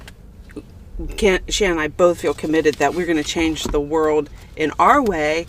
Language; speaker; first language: English; native; English